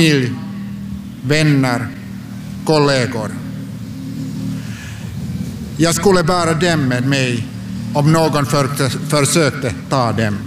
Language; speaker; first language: Swedish; non-native, local second language; Finnish